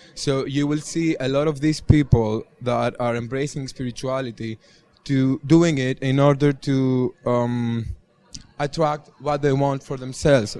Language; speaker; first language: English; non-native, fluent; Greek